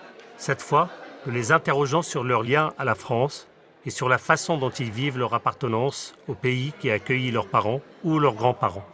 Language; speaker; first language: French; native; French